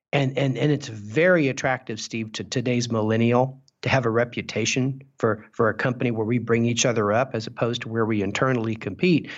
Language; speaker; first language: English; native; English